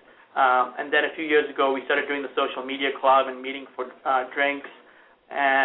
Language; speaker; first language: English; non-native, local second language; Hindi